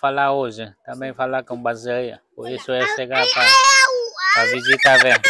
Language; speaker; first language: Portuguese; non-native, learner; Vietnamese